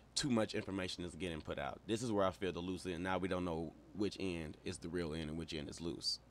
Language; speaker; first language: English; native; English